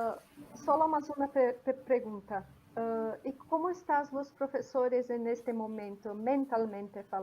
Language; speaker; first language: Spanish; non-native, fluent; Portuguese